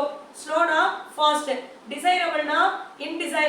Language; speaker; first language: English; non-native, local second language; Tamil